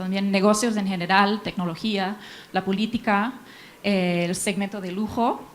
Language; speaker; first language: Spanish; non-native, fluent; English